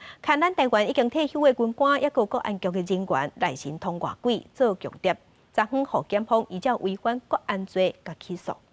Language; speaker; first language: Chinese; native; Chinese